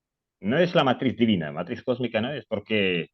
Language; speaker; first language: Spanish; non-native, learner; Russian